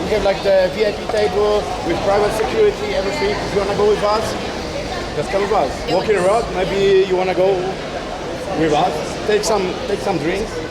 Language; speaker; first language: English; non-native, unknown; Polish